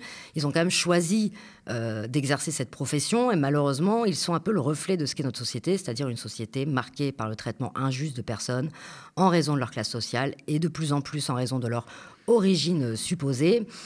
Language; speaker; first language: French; native; French